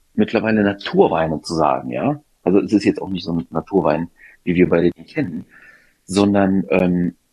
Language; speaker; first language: German; native; German